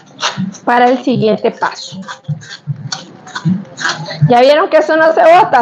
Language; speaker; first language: Spanish; native; Spanish